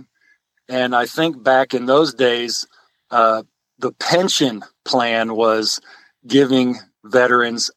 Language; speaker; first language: English; native; English